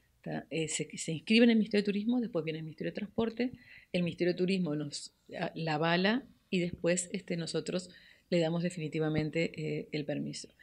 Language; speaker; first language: Spanish; native; Spanish